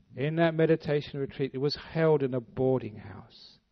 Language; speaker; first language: English; native; English